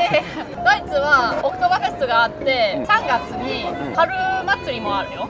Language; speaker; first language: Japanese; non-native, fluent; German